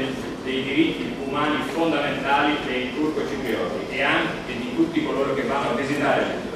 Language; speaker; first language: Italian; native; Italian